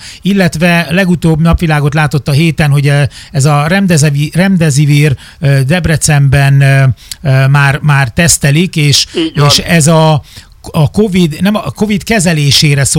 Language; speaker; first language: Hungarian; native; Hungarian